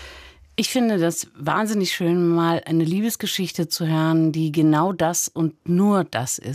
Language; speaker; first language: German; native; German